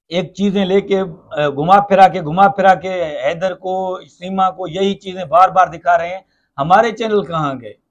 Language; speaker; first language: Urdu; non-native, local second language; Sindhi